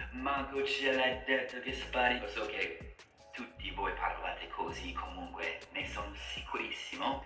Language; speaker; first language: Italian; non-native, fluent; English